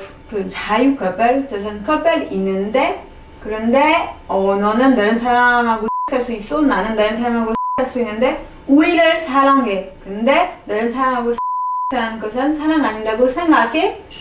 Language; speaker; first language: Korean; non-native, fluent; French